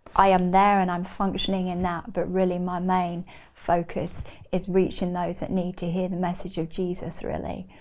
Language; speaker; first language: English; native; English